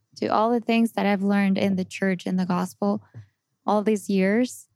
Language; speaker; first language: English; non-native, fluent; Spanish